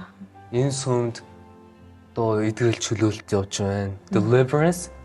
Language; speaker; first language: Mongolian; early bilingual, heritage; Mongolian